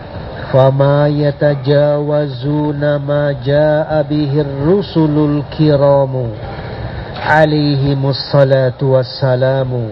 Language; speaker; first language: Arabic; non-native, fluent; Indonesian